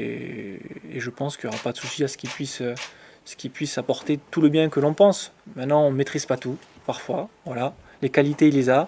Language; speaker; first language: French; native; French